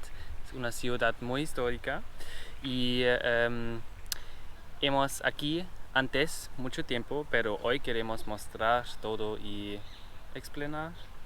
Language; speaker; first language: Spanish; non-native, learner; German